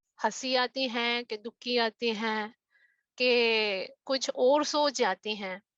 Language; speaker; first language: Hindi; non-native, fluent; Japanese